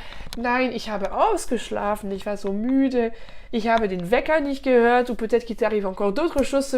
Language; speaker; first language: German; non-native, fluent; French